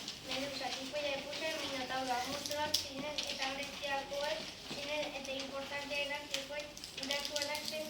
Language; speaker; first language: Basque; non-native, local second language; Spanish